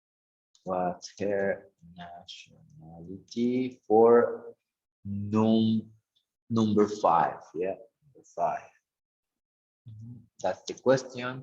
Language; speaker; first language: English; non-native, fluent; Spanish